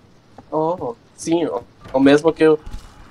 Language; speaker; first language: Portuguese; non-native, learner; Spanish